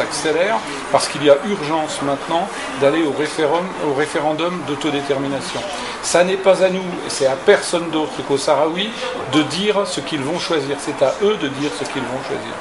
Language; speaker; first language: French; native; French